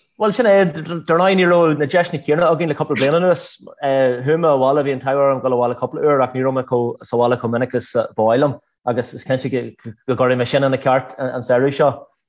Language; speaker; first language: Irish; native; Irish